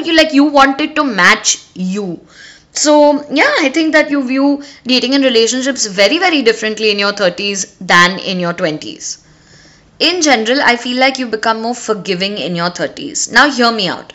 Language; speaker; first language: English; non-native, local second language; Hindi